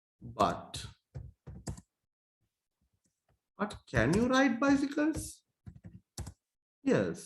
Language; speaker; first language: English; non-native, local second language; Sinhala